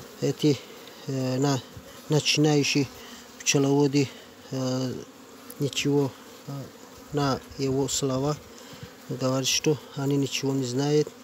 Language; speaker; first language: Russian; non-native, learner; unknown